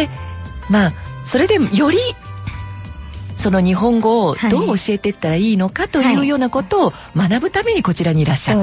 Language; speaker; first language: Japanese; native; Japanese